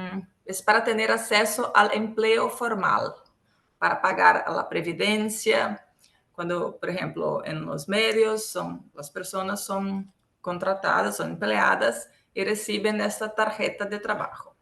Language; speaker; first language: Spanish; non-native, local second language; Portuguese